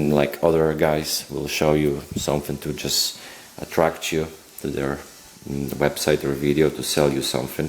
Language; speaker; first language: English; non-native, fluent; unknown